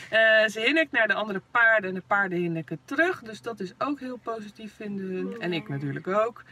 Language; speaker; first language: Dutch; native; Dutch